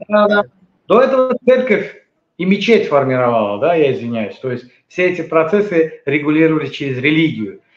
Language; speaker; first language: Russian; non-native, local second language; Azerbaijani